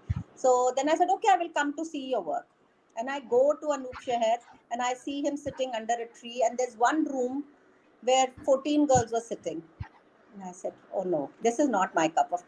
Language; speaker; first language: English; non-native, local second language; Hindi